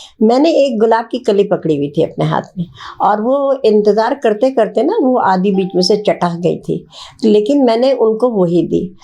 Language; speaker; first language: Urdu; native; Urdu